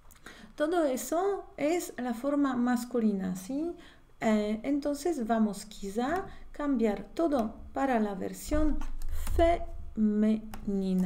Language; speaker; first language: Spanish; non-native, fluent; Polish